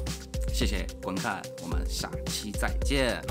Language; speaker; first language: Chinese; native; Chinese